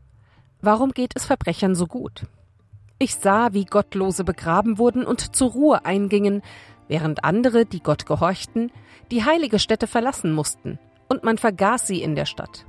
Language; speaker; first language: German; native; German